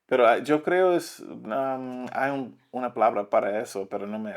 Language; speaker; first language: Spanish; non-native, learner; English